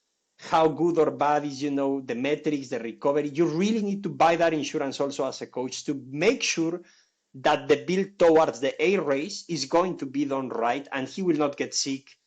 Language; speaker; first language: English; non-native, fluent; Spanish